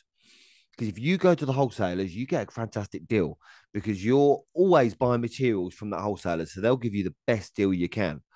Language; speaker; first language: English; native; English